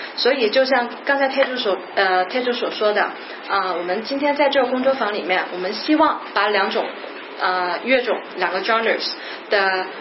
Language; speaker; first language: Chinese; non-native, local second language; Cantonese